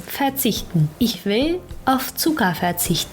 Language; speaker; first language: German; non-native, fluent; Ukrainian